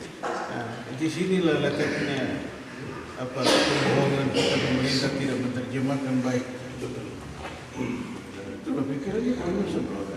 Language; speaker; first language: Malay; non-native, local second language; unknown